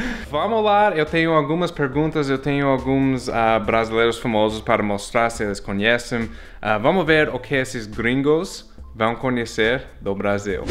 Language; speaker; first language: Portuguese; non-native, fluent; English